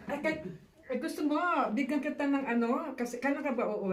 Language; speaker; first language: Filipino; native; Filipino